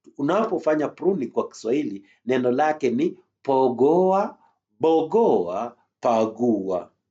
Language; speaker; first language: Swahili; native; Swahili